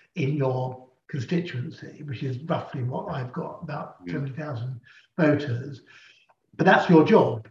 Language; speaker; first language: English; native; English